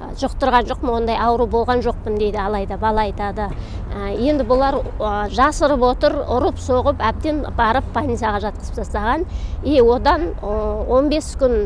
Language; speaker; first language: Kazakh; native; Kazakh